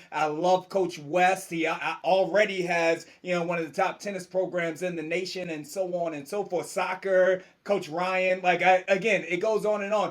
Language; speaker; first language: English; native; English